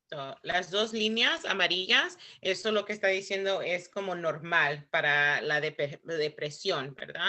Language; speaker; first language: Spanish; early bilingual, heritage; Spanish